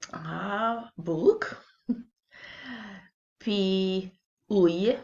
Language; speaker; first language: Albanian; non-native, learner; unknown